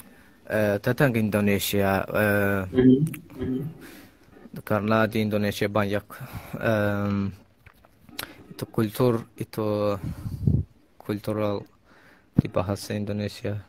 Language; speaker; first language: Indonesian; non-native, learner; Azerbaijani